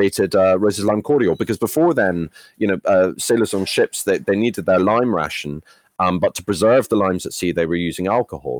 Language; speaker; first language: English; native; English